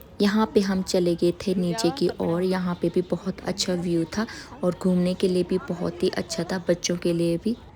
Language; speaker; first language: Hindi; native; Hindi